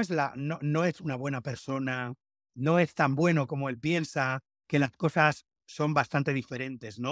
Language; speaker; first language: Spanish; native; Spanish